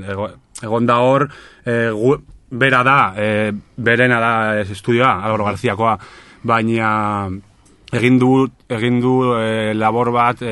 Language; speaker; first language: Basque; non-native, local second language; Spanish